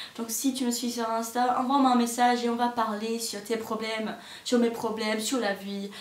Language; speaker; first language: French; non-native, fluent; English